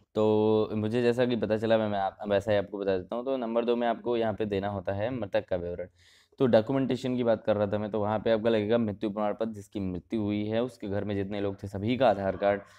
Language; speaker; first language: Hindi; native; Hindi